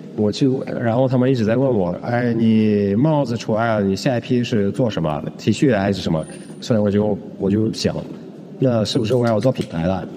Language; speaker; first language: Chinese; non-native, fluent; Russian